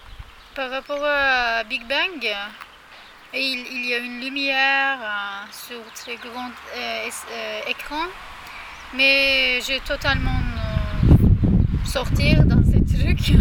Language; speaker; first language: French; non-native, learner; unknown